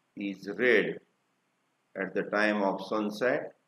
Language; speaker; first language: English; non-native, local second language; Gujarati